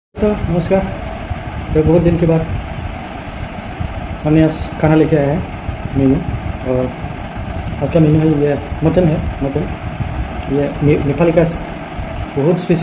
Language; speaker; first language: Hindi; non-native, local second language; Bodo